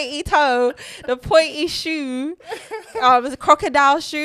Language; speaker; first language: English; non-native, local second language; Lingala